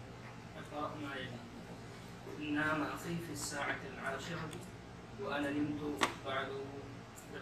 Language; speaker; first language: Arabic; non-native, learner; Urdu